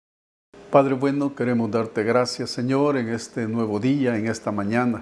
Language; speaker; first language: Spanish; native; Spanish